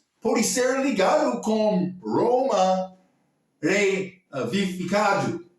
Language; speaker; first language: Portuguese; non-native, local second language; English